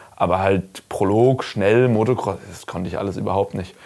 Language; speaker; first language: German; native; German